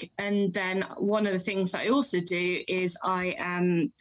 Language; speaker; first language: English; native; English